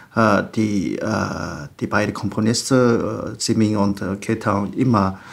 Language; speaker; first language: German; non-native, learner; Chinese